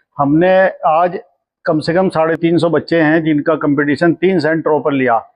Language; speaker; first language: Hindi; native; Hindi